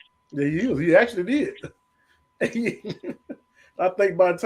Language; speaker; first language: English; native; English